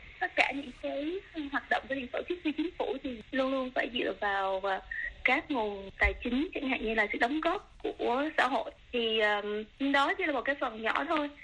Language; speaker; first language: Vietnamese; early bilingual, other home language; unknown